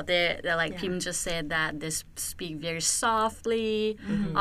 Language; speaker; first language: English; non-native, fluent; Thai